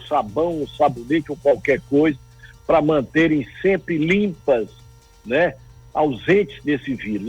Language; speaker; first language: Portuguese; native; Portuguese